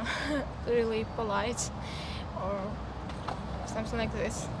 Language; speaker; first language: English; non-native, learner; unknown